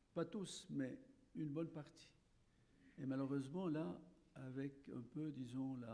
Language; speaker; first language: French; non-native, local second language; Arabic